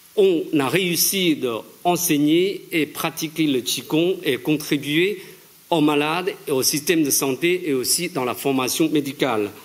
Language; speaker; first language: French; non-native, fluent; Chinese